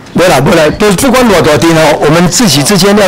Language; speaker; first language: Chinese; native; Chinese